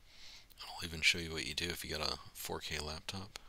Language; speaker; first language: English; native; English